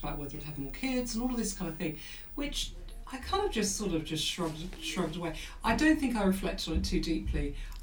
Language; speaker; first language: English; native; English